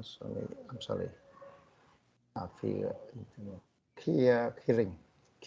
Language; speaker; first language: English; non-native, learner; Vietnamese